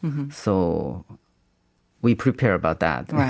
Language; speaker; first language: English; non-native, learner; Korean